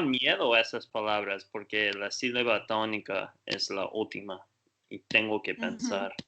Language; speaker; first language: Spanish; non-native, learner; Portuguese